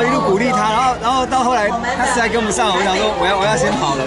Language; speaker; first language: Chinese; native; Chinese